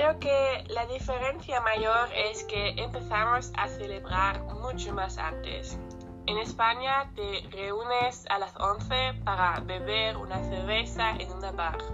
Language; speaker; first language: Spanish; non-native, learner; German